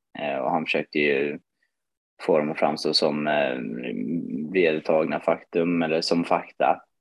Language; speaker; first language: Swedish; early bilingual, other home language; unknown